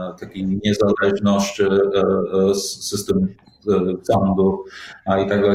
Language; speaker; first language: Polish; non-native, learner; English